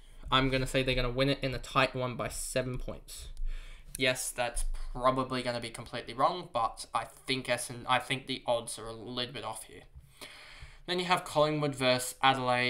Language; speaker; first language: English; native; English